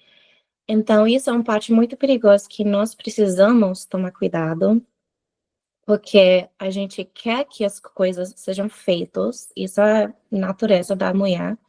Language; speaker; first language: Portuguese; non-native, fluent; English